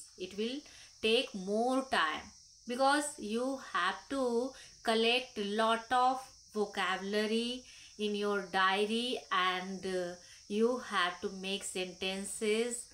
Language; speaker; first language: English; non-native, local second language; Hindi